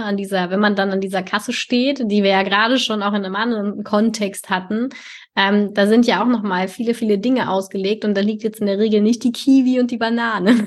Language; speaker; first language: German; native; German